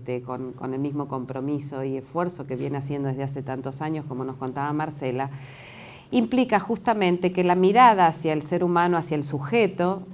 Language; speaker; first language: Spanish; native; Spanish